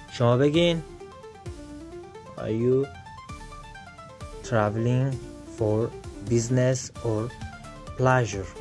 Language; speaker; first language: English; non-native, fluent; Persian